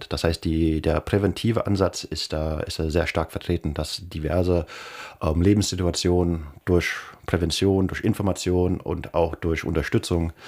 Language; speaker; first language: German; native; German